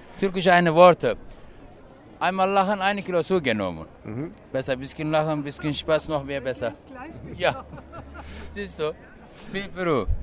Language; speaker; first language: German; non-native, learner; Turkish